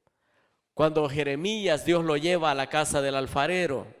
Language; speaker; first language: Spanish; native; Spanish